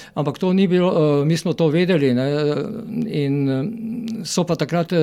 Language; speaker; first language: Slovenian; native; Slovenian